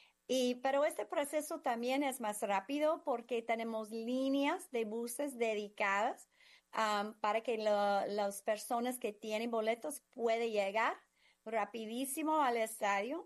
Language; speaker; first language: Spanish; non-native, fluent; English